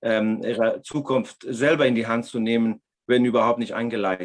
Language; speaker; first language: German; non-native, fluent; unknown